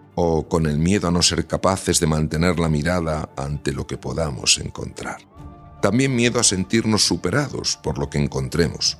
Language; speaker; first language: Spanish; native; Spanish